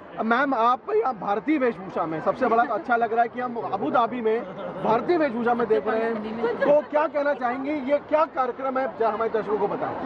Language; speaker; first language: Hindi; native; Hindi